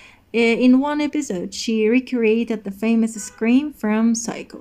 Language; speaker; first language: English; non-native, fluent; Persian